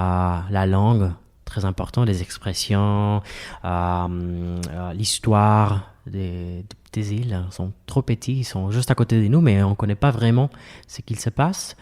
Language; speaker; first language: French; non-native, fluent; Spanish